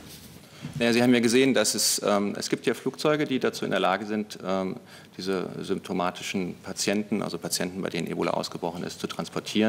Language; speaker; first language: German; native; German